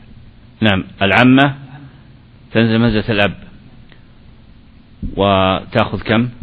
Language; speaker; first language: Arabic; native; Arabic